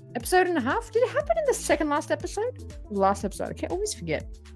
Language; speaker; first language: English; native; English